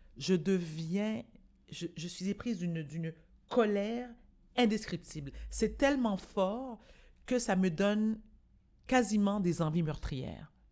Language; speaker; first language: French; native; French